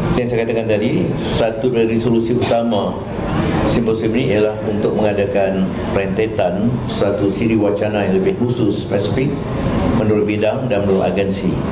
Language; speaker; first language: Malay; native; Malay